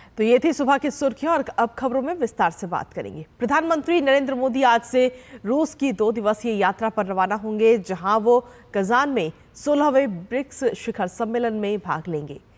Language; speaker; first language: Hindi; native; Hindi